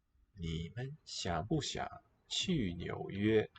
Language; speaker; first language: Chinese; non-native, learner; English